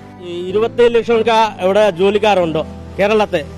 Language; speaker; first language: Malayalam; non-native, learner; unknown